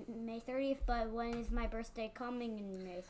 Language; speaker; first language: English; native; English